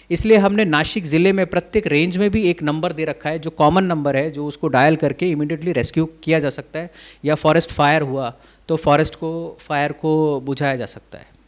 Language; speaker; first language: Hindi; native; Hindi